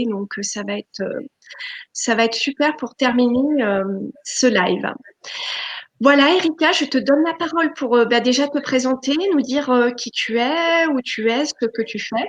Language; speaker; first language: French; native; French